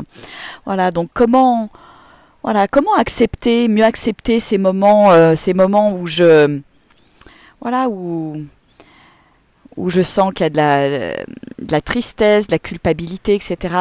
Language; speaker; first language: French; native; French